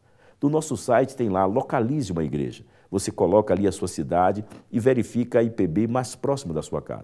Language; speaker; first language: Portuguese; native; Portuguese